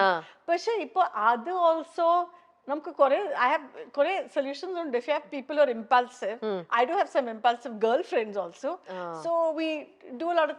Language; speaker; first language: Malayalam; non-native, fluent; Kannada